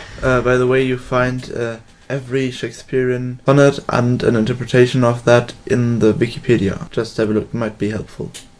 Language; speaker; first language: English; non-native, fluent; German